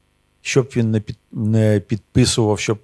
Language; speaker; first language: Ukrainian; non-native, local second language; Russian